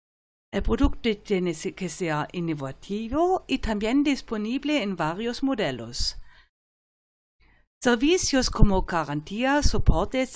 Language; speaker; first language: Spanish; non-native, fluent; German